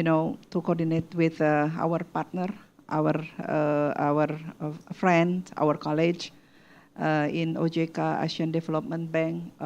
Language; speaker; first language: English; non-native, learner; Indonesian